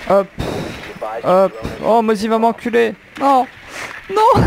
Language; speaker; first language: French; native; French